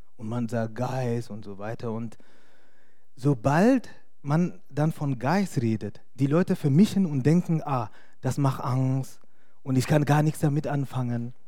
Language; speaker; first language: German; non-native, fluent; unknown